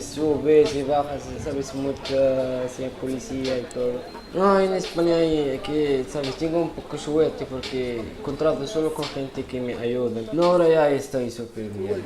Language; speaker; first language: Spanish; early bilingual, other home language; Arabic